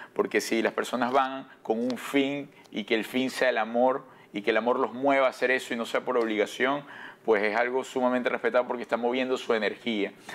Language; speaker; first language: Spanish; native; Spanish